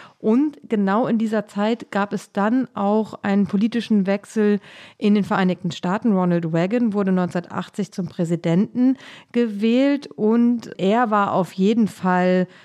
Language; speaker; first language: German; native; German